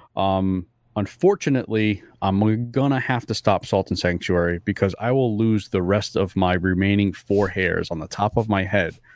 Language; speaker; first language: English; early bilingual, other home language; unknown